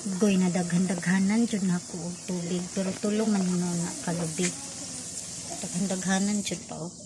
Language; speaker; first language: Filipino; non-native, local second language; Cebuano